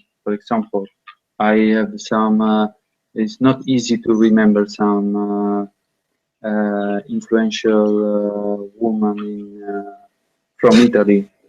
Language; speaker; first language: English; non-native, learner; Italian